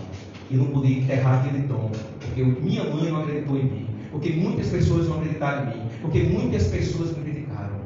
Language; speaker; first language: Portuguese; native; Portuguese